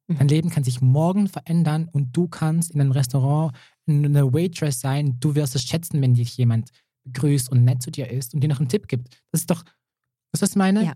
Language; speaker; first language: German; early bilingual, other home language; Serbian